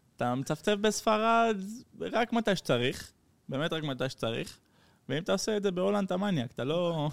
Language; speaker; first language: Hebrew; early bilingual, heritage; Hebrew